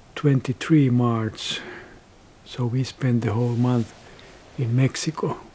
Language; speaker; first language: English; non-native, fluent; Finnish